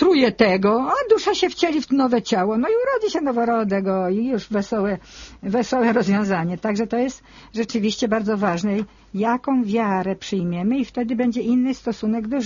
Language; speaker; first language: Polish; native; Polish